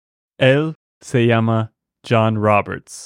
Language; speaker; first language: Spanish; non-native, fluent; English